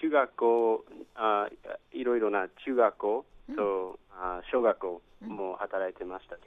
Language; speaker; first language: Japanese; non-native, fluent; English